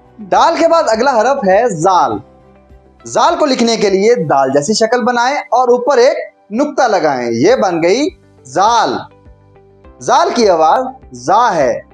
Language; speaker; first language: Urdu; native; Urdu